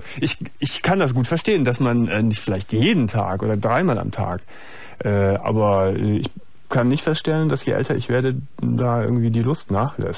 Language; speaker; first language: German; native; German